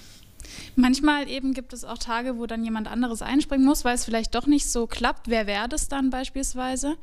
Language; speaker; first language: German; native; German